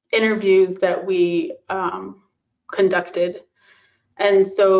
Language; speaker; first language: English; native; English